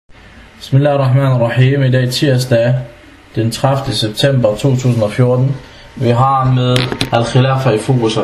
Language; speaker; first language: Danish; early bilingual, other home language; Arabic